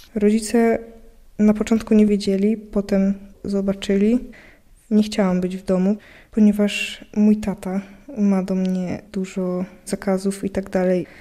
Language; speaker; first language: Polish; native; Polish